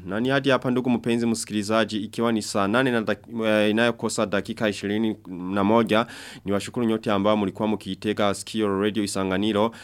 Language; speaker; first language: Swahili; non-native, local second language; Rundi